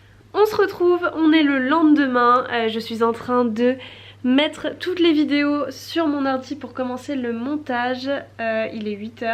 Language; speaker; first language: French; native; French